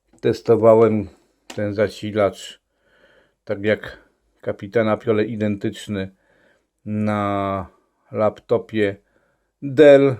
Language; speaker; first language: Polish; native; Polish